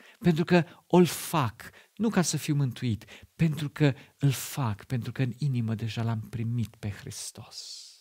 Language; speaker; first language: Romanian; non-native, fluent; German